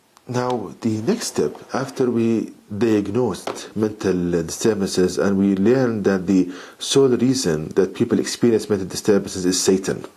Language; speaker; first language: English; non-native, fluent; Arabic